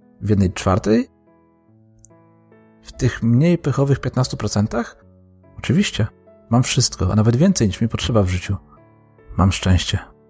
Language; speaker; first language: Polish; native; Polish